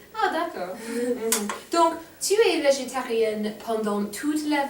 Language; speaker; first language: French; non-native, fluent; English